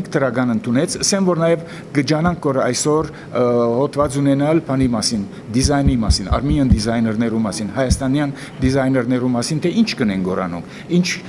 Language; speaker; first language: Armenian; native; Armenian